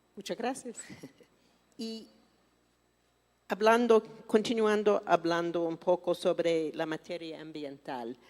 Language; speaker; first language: Spanish; non-native, fluent; English